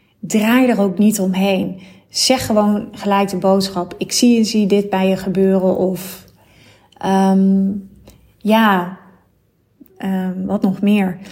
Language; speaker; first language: Dutch; native; Dutch